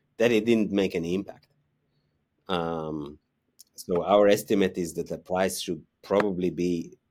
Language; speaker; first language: English; non-native, fluent; Hebrew